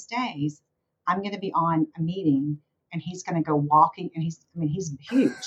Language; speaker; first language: English; native; English